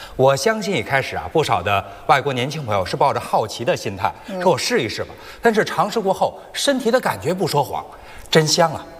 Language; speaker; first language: Chinese; native; Chinese